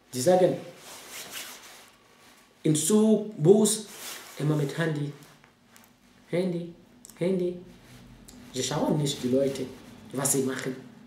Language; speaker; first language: German; non-native, learner; French